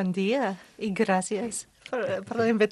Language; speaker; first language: Catalan; non-native, fluent; English